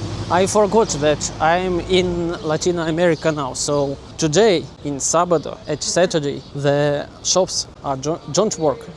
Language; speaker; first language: English; non-native, learner; Russian